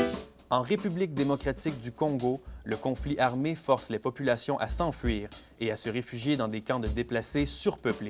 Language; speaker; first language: French; native; French